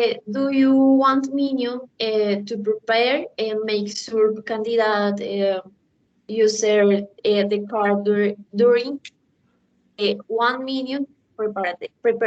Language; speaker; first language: English; non-native, learner; Spanish